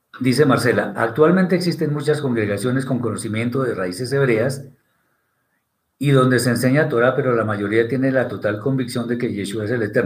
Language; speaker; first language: Spanish; native; Spanish